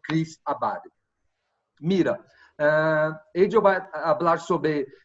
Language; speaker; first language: Spanish; non-native, fluent; Portuguese